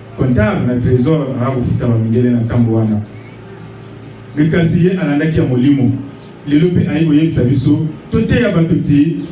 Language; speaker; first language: Lingala; non-native, local second language; Kongo